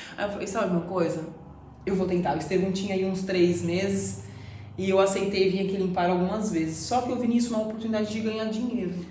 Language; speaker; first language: Portuguese; native; Portuguese